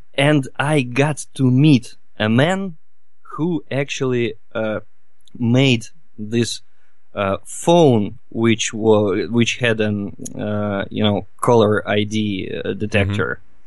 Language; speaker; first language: English; non-native, fluent; Russian